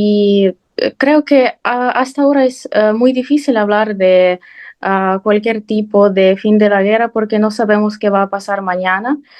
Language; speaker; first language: Spanish; non-native, fluent; Ukrainian